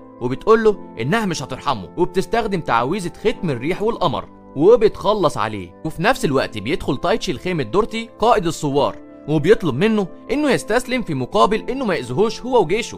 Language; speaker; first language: Arabic; native; Arabic